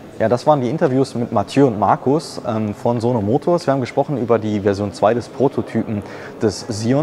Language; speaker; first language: German; native; German